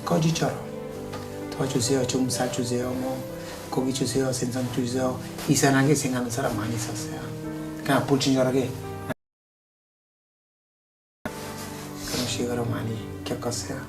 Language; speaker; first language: Korean; non-native, fluent; Italian